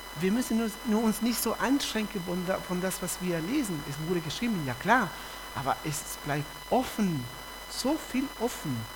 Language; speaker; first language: German; non-native, fluent; Spanish